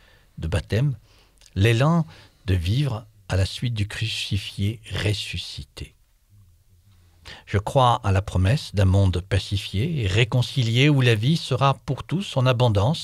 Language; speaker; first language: French; native; French